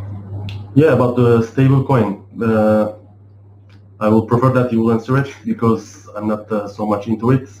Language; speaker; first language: English; non-native, fluent; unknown